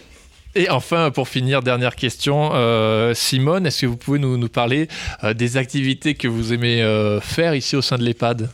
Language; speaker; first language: French; native; French